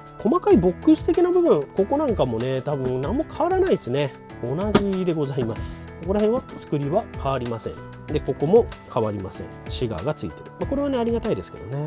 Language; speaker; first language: Japanese; native; Japanese